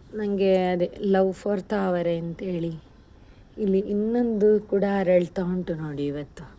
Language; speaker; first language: Kannada; native; Kannada